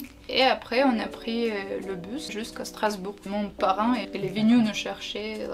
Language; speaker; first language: French; non-native, learner; Ukrainian